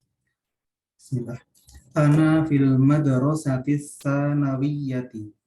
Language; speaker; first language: Arabic; non-native, learner; Indonesian